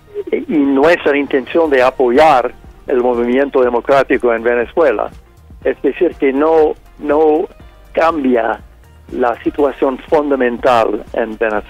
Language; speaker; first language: Spanish; non-native, fluent; English